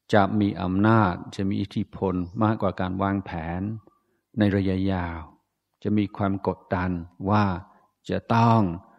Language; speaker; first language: Thai; non-native, fluent; English